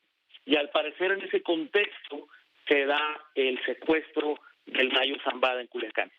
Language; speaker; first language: Spanish; native; Spanish